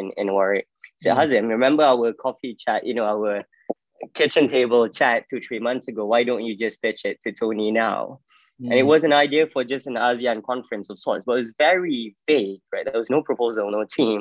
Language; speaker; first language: English; non-native, local second language; Malay